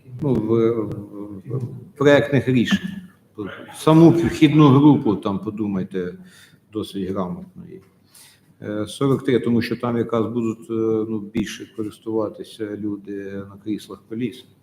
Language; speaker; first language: Ukrainian; native; Ukrainian